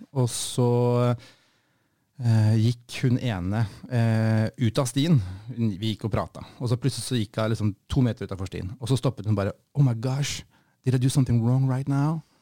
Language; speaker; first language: Norwegian; native; Norwegian